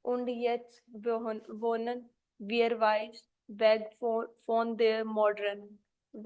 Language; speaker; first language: German; non-native, learner; Hindi